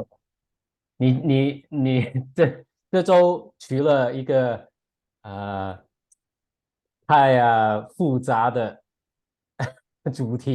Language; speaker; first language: Chinese; non-native, fluent; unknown